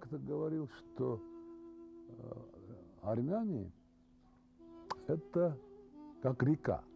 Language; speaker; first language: Russian; non-native, local second language; Armenian